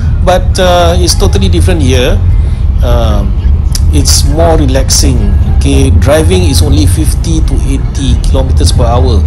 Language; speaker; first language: English; non-native, local second language; Malay